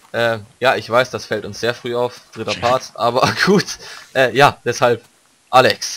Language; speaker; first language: German; native; German